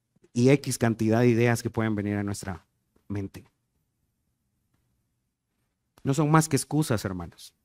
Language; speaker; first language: Spanish; native; Spanish